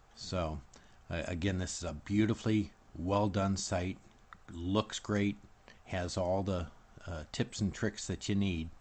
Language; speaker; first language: English; native; English